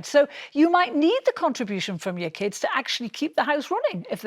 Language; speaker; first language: English; native; English